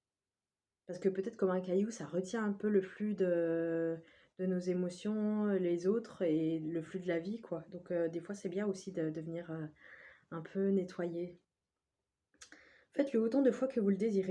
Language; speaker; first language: French; native; French